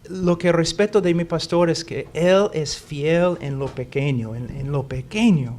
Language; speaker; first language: Spanish; non-native, fluent; English